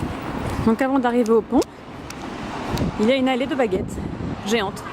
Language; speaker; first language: French; native; French